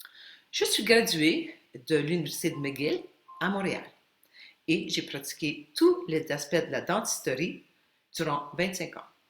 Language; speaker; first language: French; non-native, fluent; Spanish